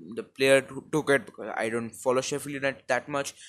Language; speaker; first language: English; non-native, local second language; Hindi